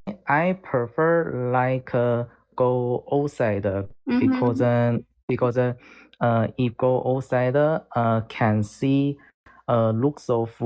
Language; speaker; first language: English; non-native, learner; Korean